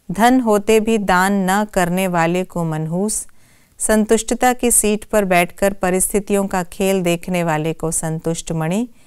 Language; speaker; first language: Hindi; native; Hindi